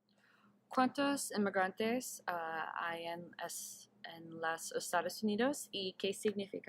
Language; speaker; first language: Spanish; non-native, learner; English